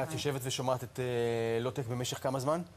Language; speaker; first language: Hebrew; native; Hebrew